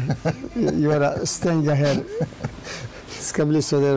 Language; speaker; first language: Swedish; non-native, learner; Turoyo